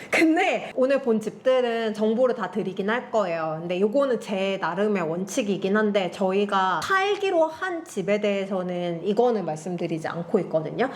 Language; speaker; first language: Korean; native; Korean